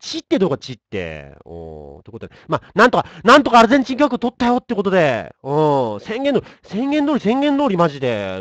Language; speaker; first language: Japanese; native; Japanese